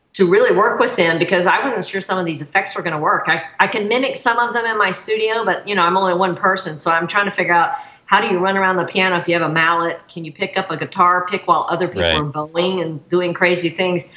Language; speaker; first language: English; native; English